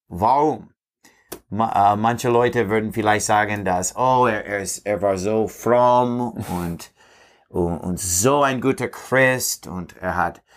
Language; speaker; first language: German; non-native, fluent; English